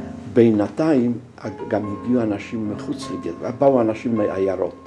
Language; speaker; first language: Hebrew; non-native, fluent; Polish